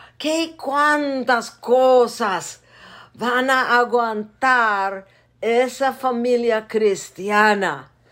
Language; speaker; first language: Spanish; non-native, fluent; English